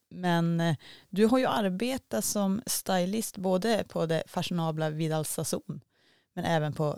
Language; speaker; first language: Swedish; native; Swedish